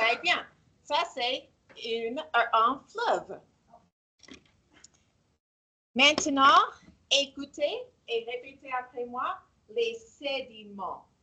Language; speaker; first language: French; non-native, fluent; English